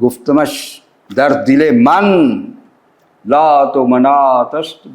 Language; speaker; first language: Persian; non-native, fluent; Urdu